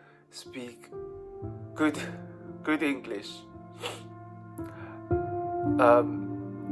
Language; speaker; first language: English; non-native, learner; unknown